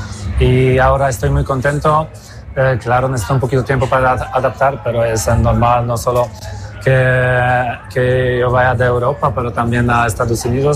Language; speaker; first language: Spanish; non-native, fluent; Polish